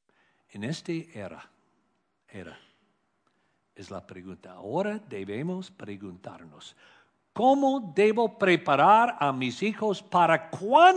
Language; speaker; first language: Spanish; non-native, learner; English